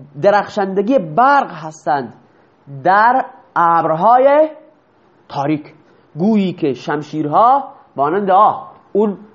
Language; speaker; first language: Persian; non-native, local second language; Baluchi